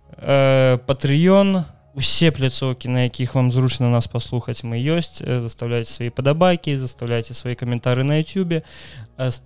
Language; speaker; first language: Belarusian; non-native, local second language; Russian